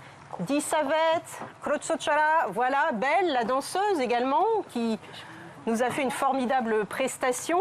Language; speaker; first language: French; native; French